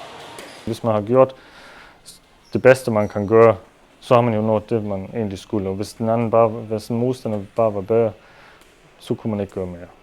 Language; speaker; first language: Danish; non-native, local second language; German